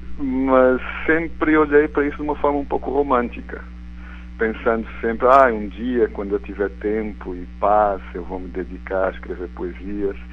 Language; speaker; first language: Portuguese; native; Portuguese